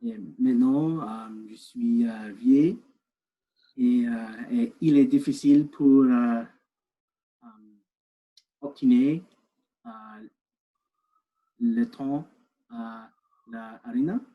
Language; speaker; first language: French; non-native, learner; English